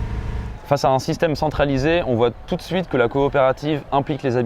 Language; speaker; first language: French; native; French